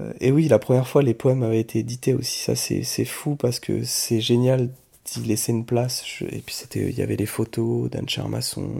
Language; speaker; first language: French; native; French